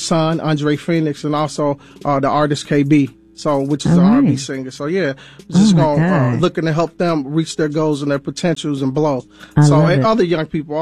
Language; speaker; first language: English; native; English